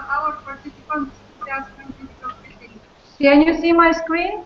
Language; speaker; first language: English; non-native, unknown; Bulgarian